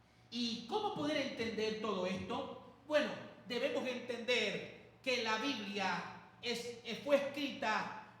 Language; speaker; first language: Spanish; native; Spanish